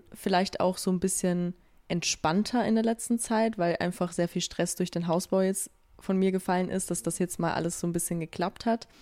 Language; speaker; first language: German; native; German